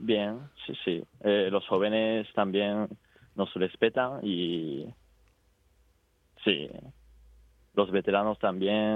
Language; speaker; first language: Spanish; non-native, fluent; Japanese